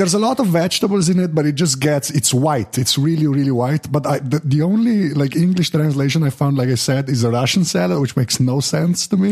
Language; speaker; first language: English; non-native, fluent; Slovenian